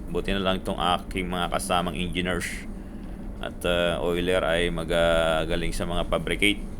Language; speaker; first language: Filipino; native; Filipino